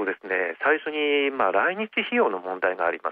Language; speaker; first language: Japanese; native; Japanese